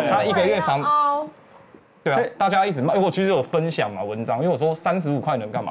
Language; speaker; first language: Chinese; native; Chinese